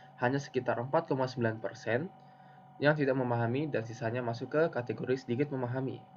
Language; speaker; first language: Indonesian; native; Indonesian